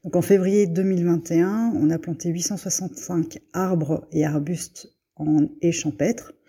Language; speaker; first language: French; native; French